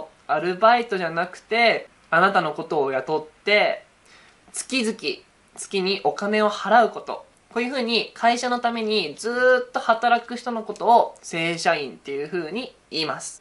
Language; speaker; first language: Japanese; native; Japanese